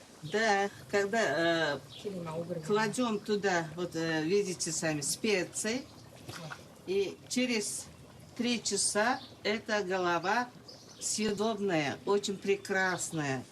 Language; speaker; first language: Russian; non-native, fluent; Uzbek